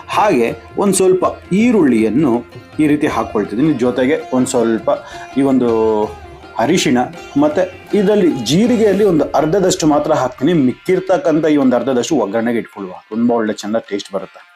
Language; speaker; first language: Kannada; non-native, local second language; Marathi